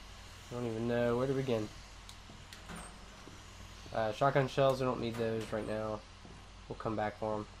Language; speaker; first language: English; native; English